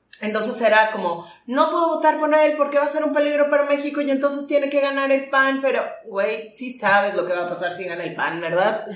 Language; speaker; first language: Spanish; native; Spanish